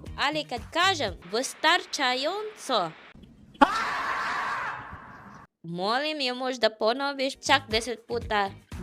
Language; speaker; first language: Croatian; non-native, fluent; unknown